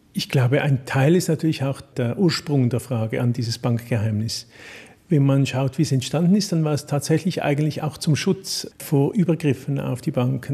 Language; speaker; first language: German; native; German